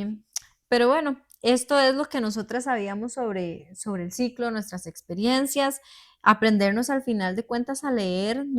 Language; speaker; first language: Spanish; native; Spanish